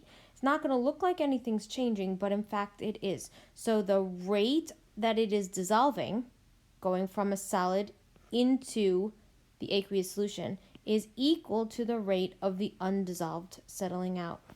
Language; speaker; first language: English; native; English